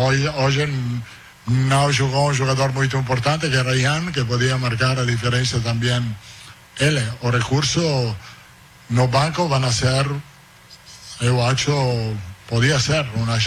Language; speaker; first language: Portuguese; non-native, fluent; Italian